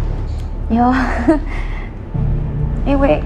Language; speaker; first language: Chinese; non-native, learner; Malay